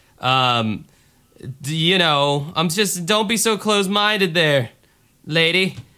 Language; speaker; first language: English; native; English